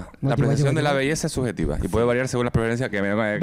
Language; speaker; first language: Spanish; native; Spanish